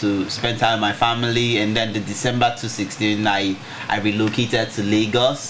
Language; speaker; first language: English; non-native, local second language; Igbo